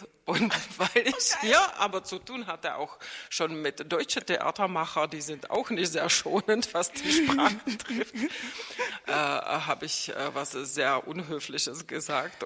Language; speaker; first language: German; non-native, fluent; Czech